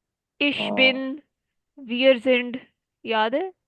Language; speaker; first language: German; non-native, learner; Hindi